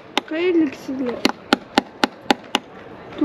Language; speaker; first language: Turkish; non-native, learner; Uzbek